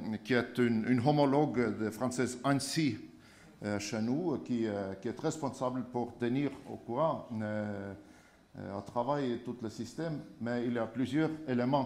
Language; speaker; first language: French; non-native, fluent; Estonian